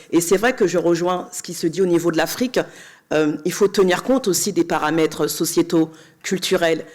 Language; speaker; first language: French; native; French